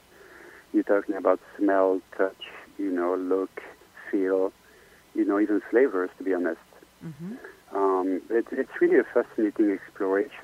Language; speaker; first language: English; non-native, fluent; French